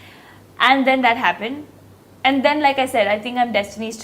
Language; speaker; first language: Telugu; non-native, fluent; Hindi